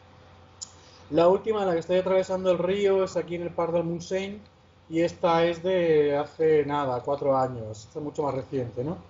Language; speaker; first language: Spanish; native; Spanish